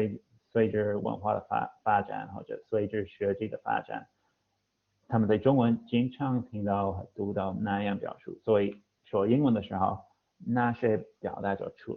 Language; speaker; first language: Chinese; non-native, fluent; English